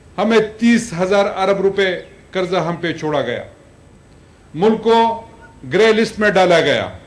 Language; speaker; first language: Urdu; non-native, local second language; Pashto